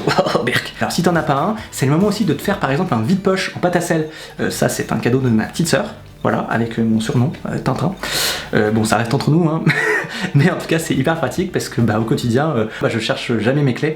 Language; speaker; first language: French; native; French